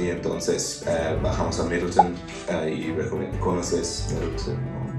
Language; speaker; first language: Spanish; non-native, fluent; English